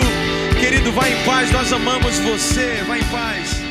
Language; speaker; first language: Portuguese; native; Portuguese